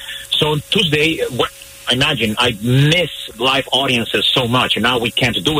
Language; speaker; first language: English; non-native, fluent; Spanish